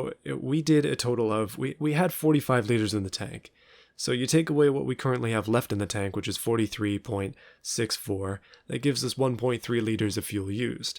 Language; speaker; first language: English; native; English